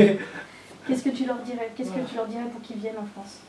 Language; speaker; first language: French; native; French